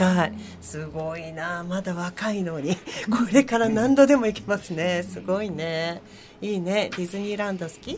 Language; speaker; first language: Japanese; native; Japanese